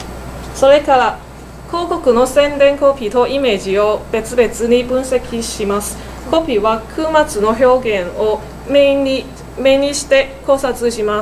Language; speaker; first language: Japanese; non-native, learner; Cantonese